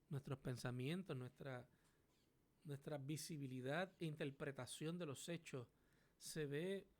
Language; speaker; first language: Spanish; native; Spanish